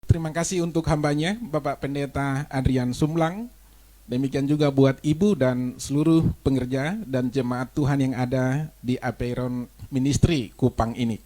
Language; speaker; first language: Indonesian; non-native, local second language; Batak Toba